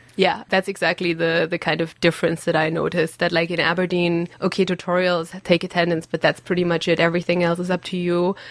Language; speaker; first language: English; non-native, fluent; German